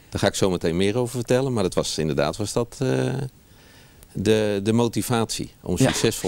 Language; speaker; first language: Dutch; native; Dutch